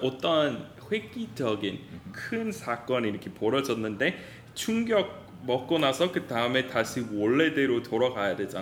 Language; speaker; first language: Korean; non-native, fluent; English